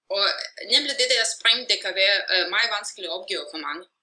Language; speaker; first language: Danish; non-native, fluent; Russian